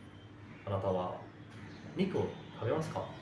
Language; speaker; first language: Japanese; non-native, fluent; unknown